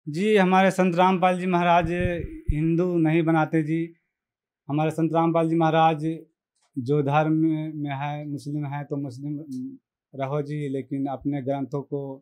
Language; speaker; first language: Hindi; native; Hindi